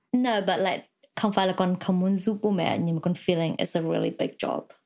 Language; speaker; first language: Vietnamese; early bilingual, heritage; Vietnamese